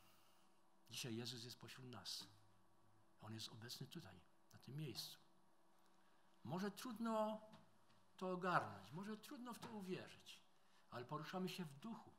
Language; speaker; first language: Polish; native; Polish